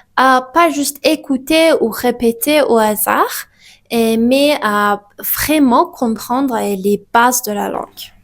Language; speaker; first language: French; non-native, fluent; Persian